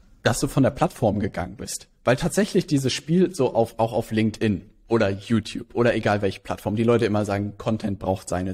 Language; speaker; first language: German; native; German